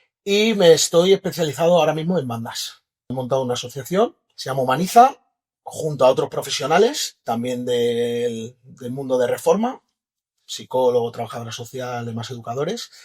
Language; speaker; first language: Spanish; native; Spanish